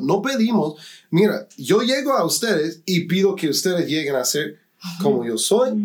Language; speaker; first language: Spanish; non-native, fluent; English